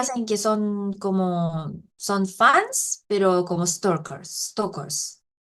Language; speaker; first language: Spanish; non-native, fluent; Korean